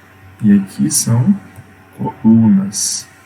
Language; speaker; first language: Portuguese; native; Portuguese